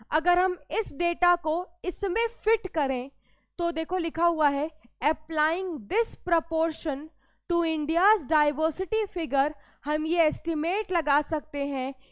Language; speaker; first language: Hindi; native; Hindi